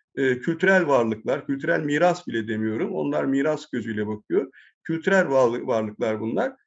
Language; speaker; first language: Turkish; native; Turkish